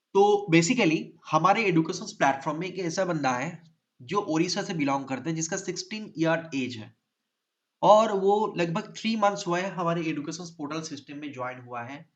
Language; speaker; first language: Hindi; non-native, local second language; Bangla